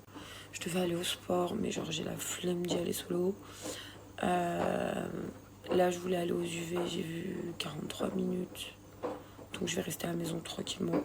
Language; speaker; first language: French; native; French